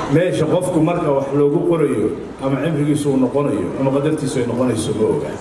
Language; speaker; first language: Somali; early bilingual, heritage; Somali